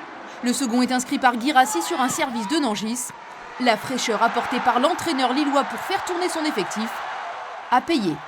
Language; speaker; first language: French; native; French